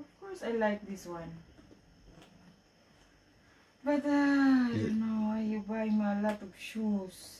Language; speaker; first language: English; non-native, learner; Filipino